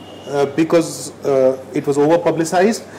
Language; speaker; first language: English; non-native, local second language; Hindi